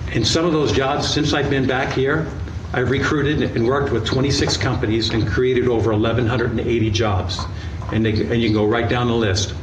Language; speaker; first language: English; native; English